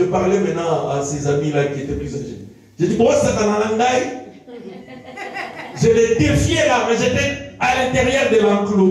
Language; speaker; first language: French; non-native, local second language; Lingala